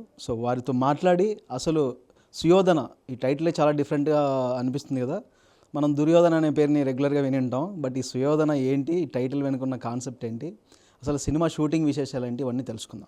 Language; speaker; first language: Telugu; native; Telugu